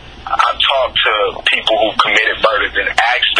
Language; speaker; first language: English; native; English